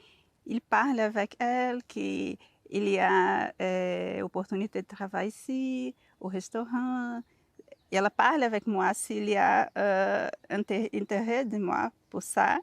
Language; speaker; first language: French; non-native, learner; Portuguese